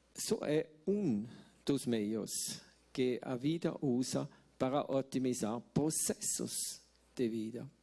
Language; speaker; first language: Portuguese; non-native, fluent; Swiss German